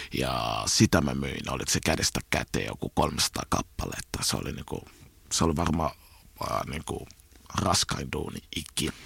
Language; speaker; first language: Finnish; early bilingual, other home language; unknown